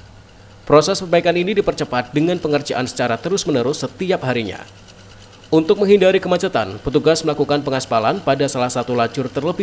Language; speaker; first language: Indonesian; native; Indonesian